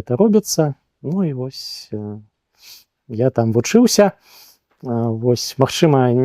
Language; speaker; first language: Belarusian; non-native, local second language; Russian